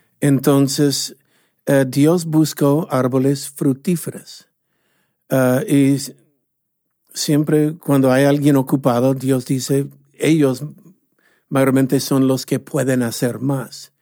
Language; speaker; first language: Spanish; non-native, fluent; English